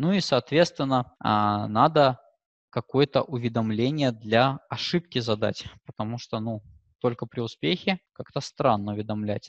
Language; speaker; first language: Russian; native; Russian